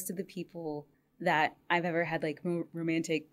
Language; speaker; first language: English; native; English